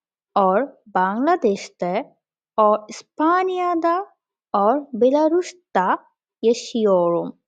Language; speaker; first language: Turkish; non-native, fluent; Bangla